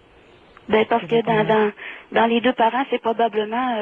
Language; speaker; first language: French; native; French